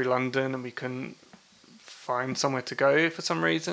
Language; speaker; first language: English; native; English